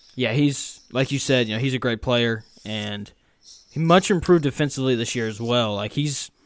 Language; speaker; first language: English; native; English